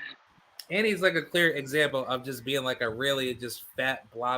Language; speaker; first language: English; native; English